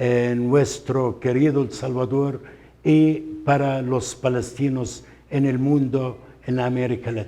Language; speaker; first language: Spanish; non-native, fluent; Arabic